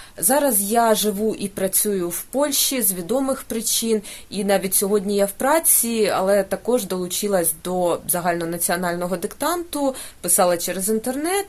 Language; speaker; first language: Ukrainian; native; Ukrainian